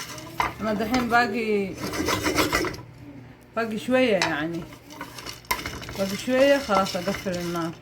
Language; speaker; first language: Arabic; non-native, learner; Somali